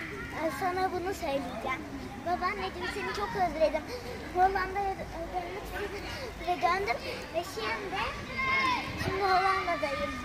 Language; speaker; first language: Turkish; early bilingual, heritage; Turkish